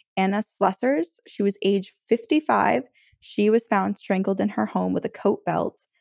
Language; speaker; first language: English; native; English